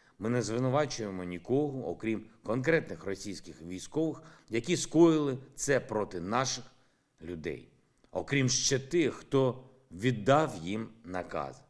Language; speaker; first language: Ukrainian; non-native, local second language; Russian